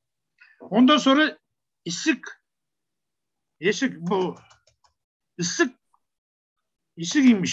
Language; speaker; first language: Turkish; non-native, learner; Kazakh